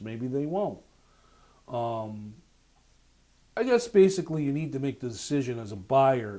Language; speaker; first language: English; native; English